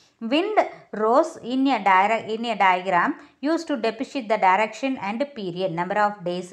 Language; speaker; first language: English; non-native, local second language; Tamil